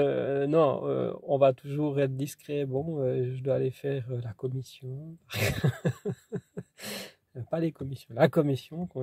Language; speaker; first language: French; native; French